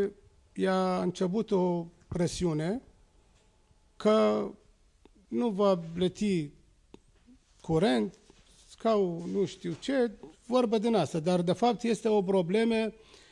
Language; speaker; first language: Romanian; non-native, fluent; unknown